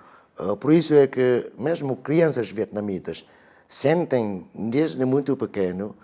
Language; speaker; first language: Portuguese; non-native, fluent; Vietnamese